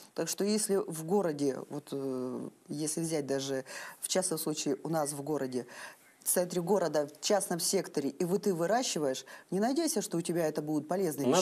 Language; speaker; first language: Russian; native; Russian